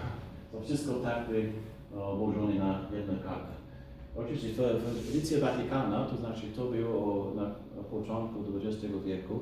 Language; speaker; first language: Polish; non-native, fluent; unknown